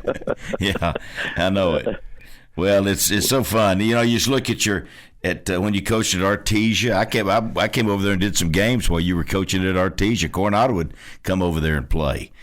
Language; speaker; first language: English; native; English